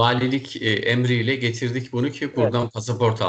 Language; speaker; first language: Turkish; native; Turkish